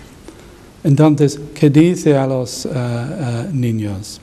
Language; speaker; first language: Spanish; non-native, learner; English